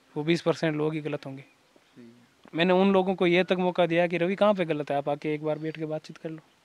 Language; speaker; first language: Hindi; native; Hindi